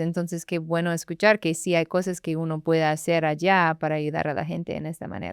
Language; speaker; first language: Spanish; non-native, fluent; English